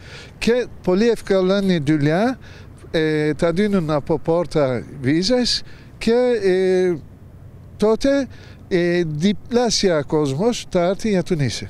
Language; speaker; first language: Greek; non-native, learner; Turkish